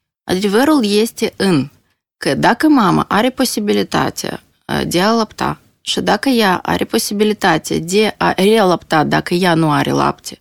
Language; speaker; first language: Romanian; non-native, local second language; Russian